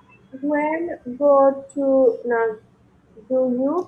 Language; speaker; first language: English; non-native, learner; Bangla